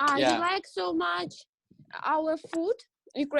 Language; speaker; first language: English; non-native, learner; Ukrainian